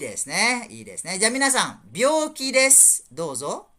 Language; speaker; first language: Japanese; non-native, fluent; Malay